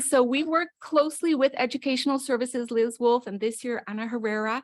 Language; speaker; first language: English; native; English